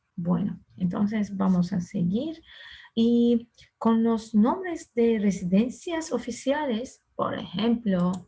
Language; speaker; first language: Spanish; non-native, fluent; Turkish